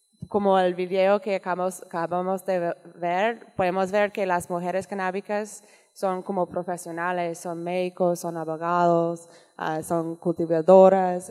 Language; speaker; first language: Spanish; non-native, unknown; English